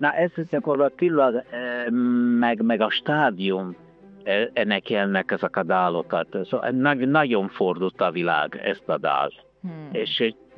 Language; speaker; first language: Hungarian; non-native, learner; Italian